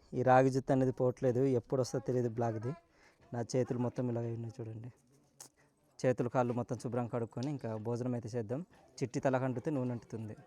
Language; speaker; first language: Telugu; non-native, local second language; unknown